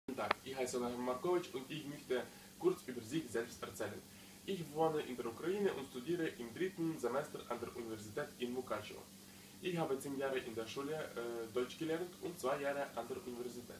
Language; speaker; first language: German; non-native, learner; Ukrainian